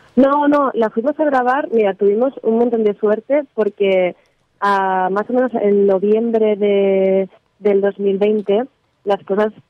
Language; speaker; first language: Spanish; native; Spanish